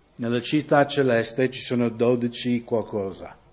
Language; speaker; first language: Italian; non-native, fluent; English